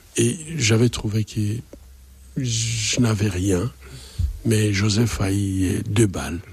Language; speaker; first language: French; non-native, local second language; Swahili